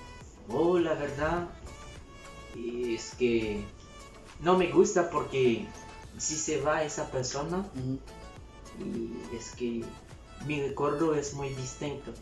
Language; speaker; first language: Spanish; non-native, learner; Haitian Creole